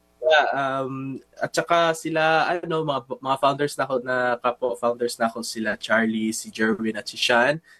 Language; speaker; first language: Filipino; non-native, local second language; Cebuano